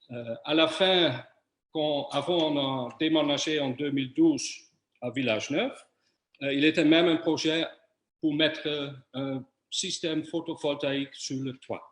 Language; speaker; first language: French; non-native, fluent; Dutch